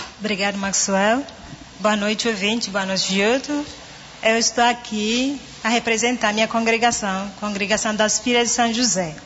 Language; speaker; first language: Portuguese; non-native, fluent; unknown